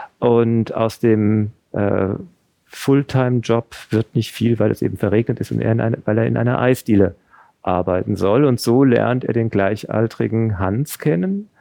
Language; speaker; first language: German; native; German